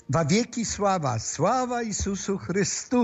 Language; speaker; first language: Russian; non-native, fluent; Polish